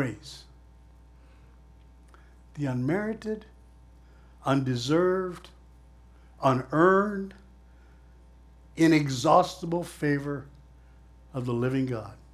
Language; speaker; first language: English; native; English